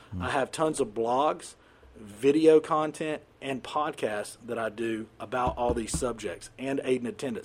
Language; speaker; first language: English; native; English